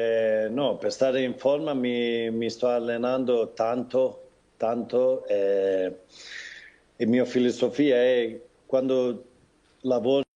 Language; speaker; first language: Italian; non-native, fluent; Swedish